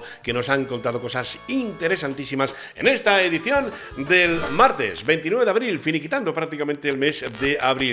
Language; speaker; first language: Spanish; native; Spanish